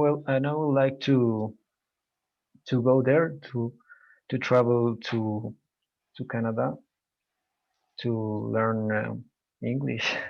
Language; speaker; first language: English; non-native, learner; Spanish